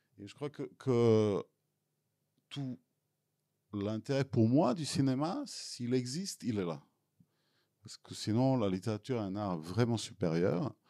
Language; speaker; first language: French; non-native, fluent; Serbian